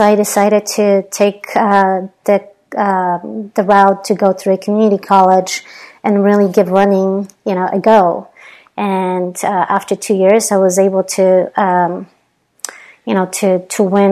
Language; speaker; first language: English; non-native, fluent; Polish